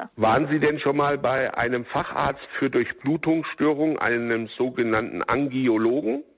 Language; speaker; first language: German; native; German